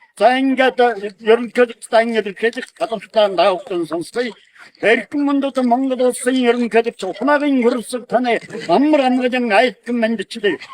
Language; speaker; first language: Mongolian; native; Mongolian